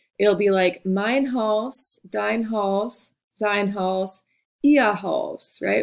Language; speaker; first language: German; non-native, fluent; English